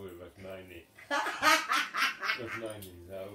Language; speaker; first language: German; non-native, learner; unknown